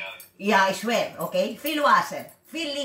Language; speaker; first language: German; non-native, learner; Waray